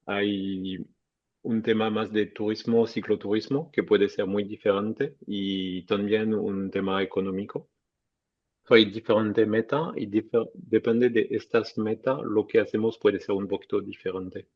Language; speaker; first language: Spanish; non-native, fluent; French